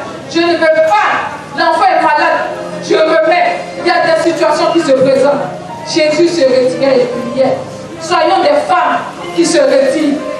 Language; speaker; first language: French; non-native, local second language; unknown